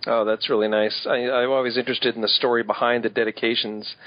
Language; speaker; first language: English; native; English